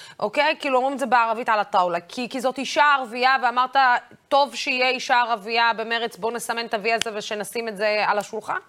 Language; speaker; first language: Hebrew; non-native, local second language; Arabic